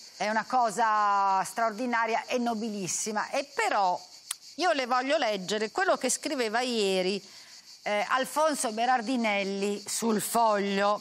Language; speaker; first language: Italian; native; Italian